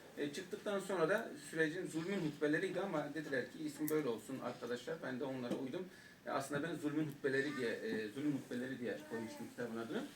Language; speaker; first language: Turkish; non-native, local second language; Kurdish